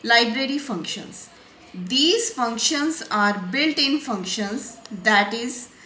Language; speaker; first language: English; non-native, local second language; Punjabi